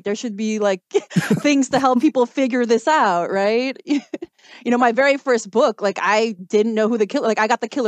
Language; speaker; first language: English; native; English